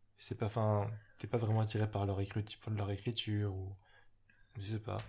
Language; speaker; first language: French; early bilingual, other home language; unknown